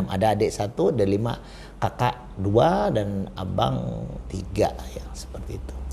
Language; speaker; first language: Indonesian; native; Indonesian